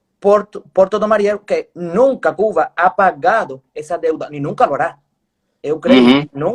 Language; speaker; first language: Portuguese; non-native, fluent; Spanish